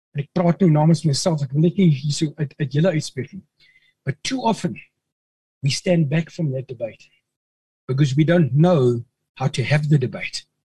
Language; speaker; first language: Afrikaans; native; Afrikaans